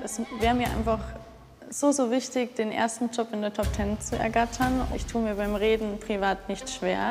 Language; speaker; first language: German; native; German